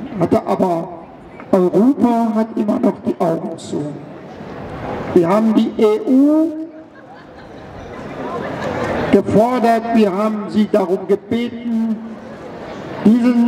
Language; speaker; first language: German; non-native, fluent; Persian